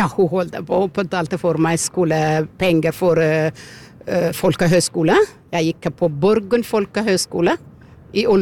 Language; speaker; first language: Norwegian; non-native, learner; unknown